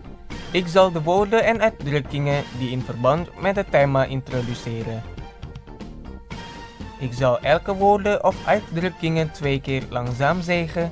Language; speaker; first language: Dutch; non-native, learner; Indonesian